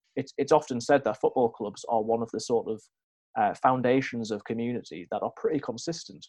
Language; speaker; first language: English; native; English